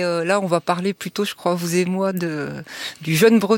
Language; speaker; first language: French; native; French